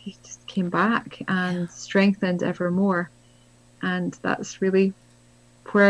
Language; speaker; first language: English; native; English